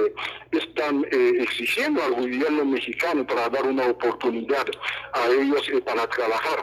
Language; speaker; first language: Spanish; non-native, fluent; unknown